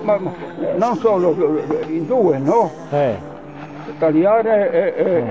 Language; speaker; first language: Italian; non-native, local second language; Friulian